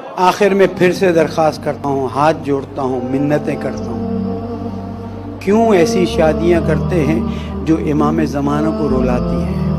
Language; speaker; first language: Urdu; native; Urdu